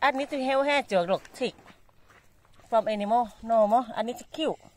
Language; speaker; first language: English; non-native, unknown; Thai